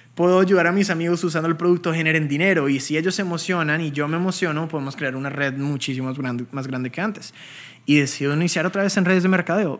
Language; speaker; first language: Spanish; early bilingual, heritage; Spanish